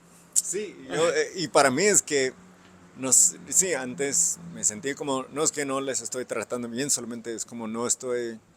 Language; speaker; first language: Spanish; non-native, fluent; English